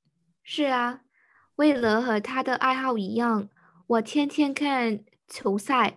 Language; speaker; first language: Chinese; non-native, learner; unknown